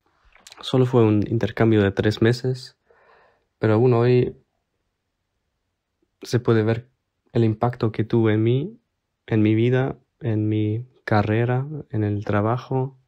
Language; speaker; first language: Spanish; non-native, fluent; German